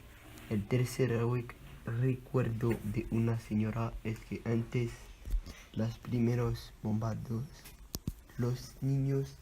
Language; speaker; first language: Spanish; non-native, learner; French